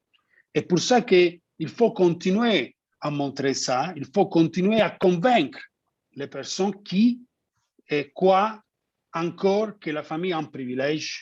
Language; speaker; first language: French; non-native, fluent; Italian